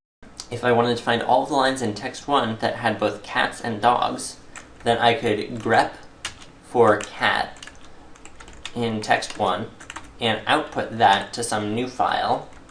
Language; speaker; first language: English; native; English